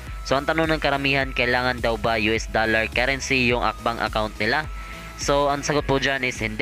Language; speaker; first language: Filipino; native; Filipino